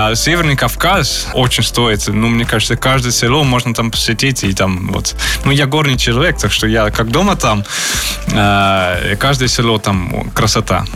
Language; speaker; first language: Russian; non-native, fluent; Dutch